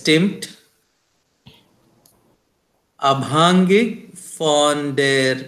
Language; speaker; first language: German; non-native, learner; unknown